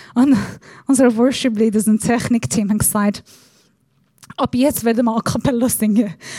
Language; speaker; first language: German; non-native, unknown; Persian